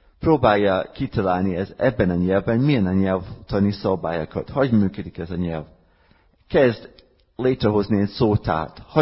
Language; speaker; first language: Hungarian; non-native, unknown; English